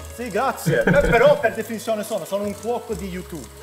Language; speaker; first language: Italian; non-native, learner; Swedish